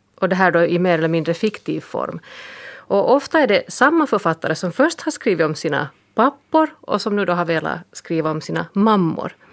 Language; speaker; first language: Swedish; native; Swedish